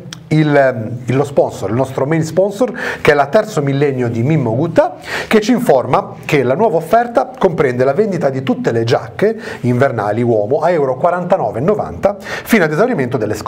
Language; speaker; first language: Italian; native; Italian